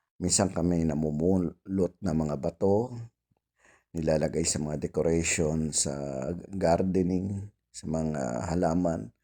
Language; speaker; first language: Filipino; native; Filipino